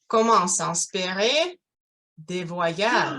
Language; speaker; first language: French; non-native, fluent; Russian